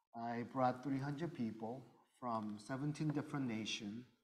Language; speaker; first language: English; early bilingual, other home language; Korean